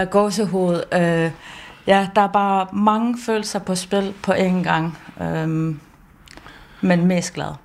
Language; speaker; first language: Danish; non-native, local second language; Kalaallisut